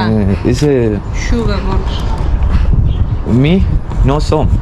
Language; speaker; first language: English; non-native, learner; Malayalam